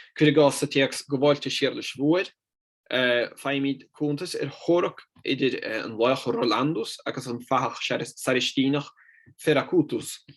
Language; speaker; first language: Irish; non-native, fluent; Italian